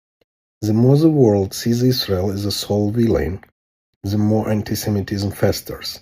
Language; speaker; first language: English; non-native, fluent; Hebrew